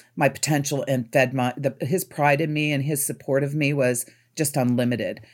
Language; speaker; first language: English; native; English